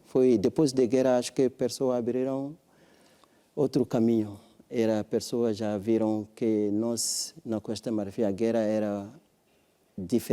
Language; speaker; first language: Portuguese; non-native, learner; French